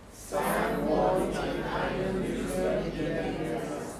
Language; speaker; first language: German; non-native, learner; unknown